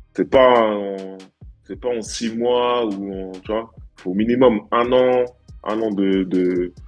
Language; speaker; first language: French; native; French